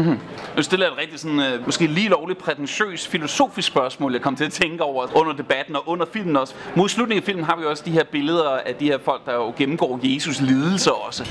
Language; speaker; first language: Danish; native; Danish